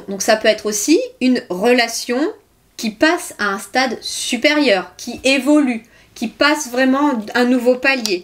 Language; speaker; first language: French; native; French